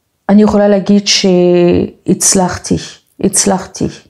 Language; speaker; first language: Hebrew; non-native, fluent; French